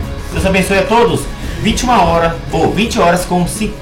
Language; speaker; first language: Portuguese; native; Portuguese